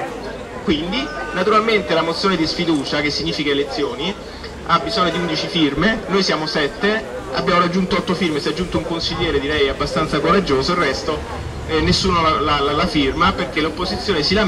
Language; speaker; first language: Italian; native; Italian